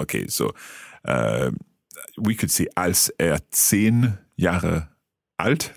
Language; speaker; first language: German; non-native, fluent; English